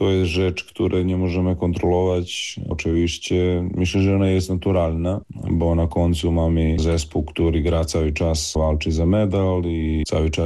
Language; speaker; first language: Polish; non-native, fluent; Serbian